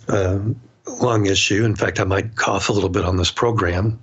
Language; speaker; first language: English; native; English